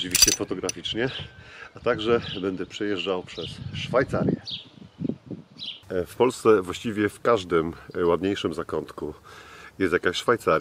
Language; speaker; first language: Polish; native; Polish